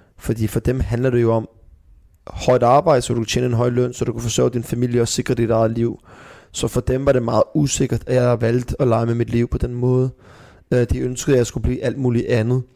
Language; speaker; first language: Danish; early bilingual, other home language; Persian